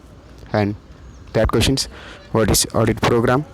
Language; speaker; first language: English; non-native, local second language; Tamil